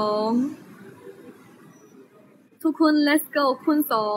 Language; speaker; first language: English; non-native, learner; Chinese